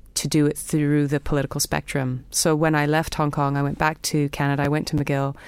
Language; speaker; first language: English; native; English